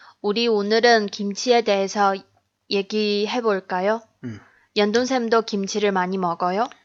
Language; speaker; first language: Korean; non-native, fluent; Chinese